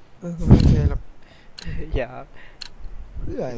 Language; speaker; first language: Thai; native; Thai